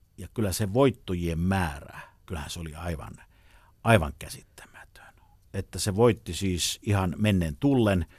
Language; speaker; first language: Finnish; native; Finnish